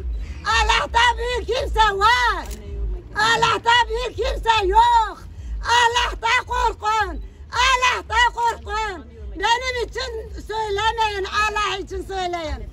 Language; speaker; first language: Turkish; non-native, local second language; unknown